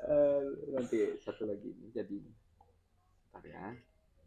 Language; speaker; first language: Indonesian; native; Indonesian